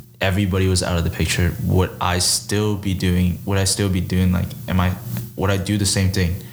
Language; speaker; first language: English; early bilingual, other home language; Chinese